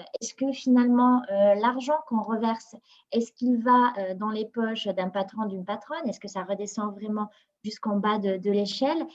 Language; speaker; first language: French; non-native, local second language; Arabic